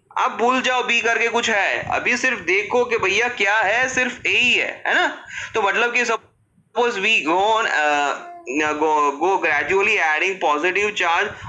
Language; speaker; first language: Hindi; non-native, local second language; Gujarati